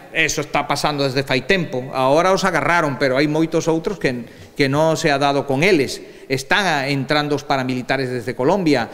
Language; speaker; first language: Galician; early bilingual, heritage; Galician